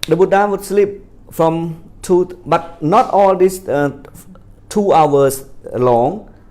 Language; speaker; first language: English; non-native, fluent; Khmer